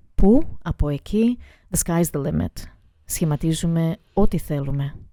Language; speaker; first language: Greek; early bilingual, heritage; Greek